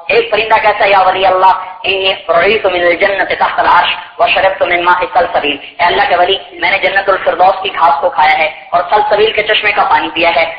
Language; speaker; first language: Urdu; non-native, local second language; Punjabi